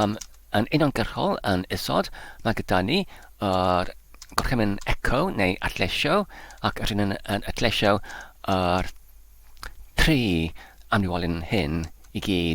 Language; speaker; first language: Welsh; non-native, learner; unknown